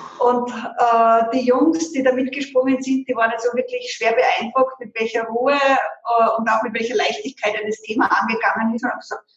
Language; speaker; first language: German; native; German